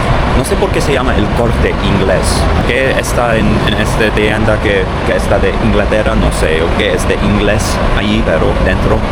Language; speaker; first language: Spanish; non-native, learner; English